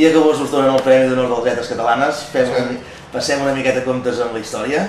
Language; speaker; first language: Catalan; native; Catalan